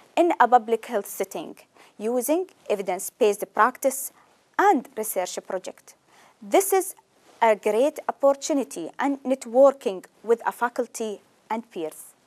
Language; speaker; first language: English; non-native, fluent; Arabic